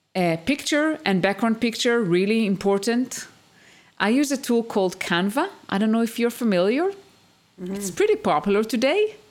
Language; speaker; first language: English; non-native, fluent; Hebrew